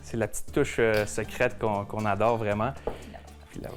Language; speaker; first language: French; native; French